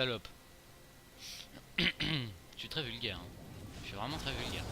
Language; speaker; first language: French; native; French